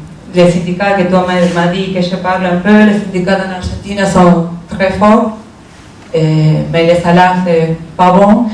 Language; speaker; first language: French; non-native, learner; Spanish